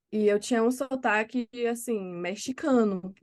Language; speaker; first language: Portuguese; non-native, fluent; English